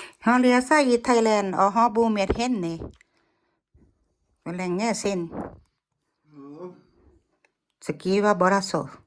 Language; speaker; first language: Swedish; non-native, learner; Thai